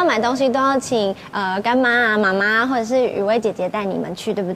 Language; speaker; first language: Chinese; native; Chinese